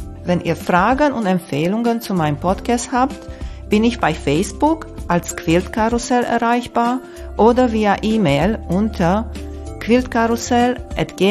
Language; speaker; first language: German; non-native, fluent; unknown